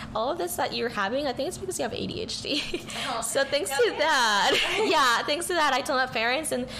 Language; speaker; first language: English; early bilingual, other home language; Spanish